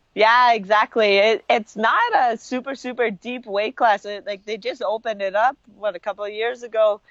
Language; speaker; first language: English; early bilingual, other home language; Lithuanian